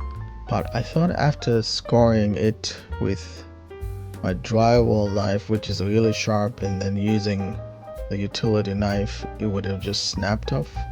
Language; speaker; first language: English; native; English